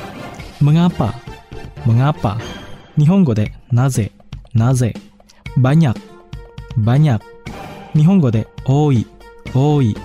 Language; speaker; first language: Japanese; non-native, fluent; Indonesian